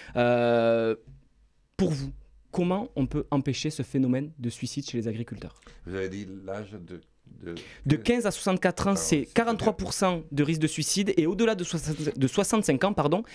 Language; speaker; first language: French; native; French